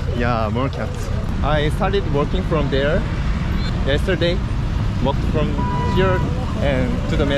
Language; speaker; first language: English; non-native, learner; Korean